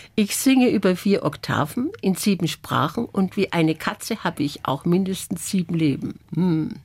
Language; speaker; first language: German; native; German